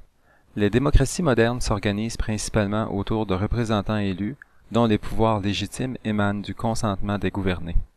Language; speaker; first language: French; native; French